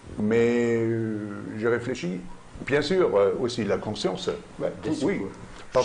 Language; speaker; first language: French; non-native, learner; German